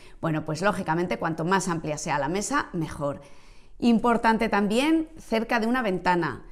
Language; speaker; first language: Spanish; native; Spanish